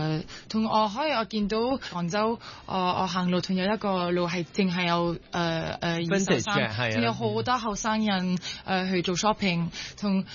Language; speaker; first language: Cantonese; non-native, local second language; French